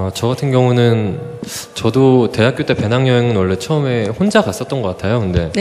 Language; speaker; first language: Korean; native; Korean